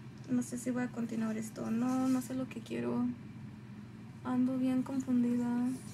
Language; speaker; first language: Spanish; early bilingual, heritage; Spanish